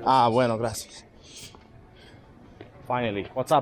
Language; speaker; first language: Spanish; non-native, learner; English